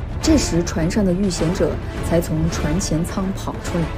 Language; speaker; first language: Chinese; native; Chinese